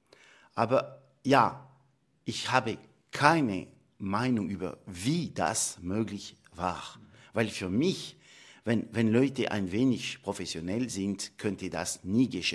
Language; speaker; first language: German; non-native, local second language; French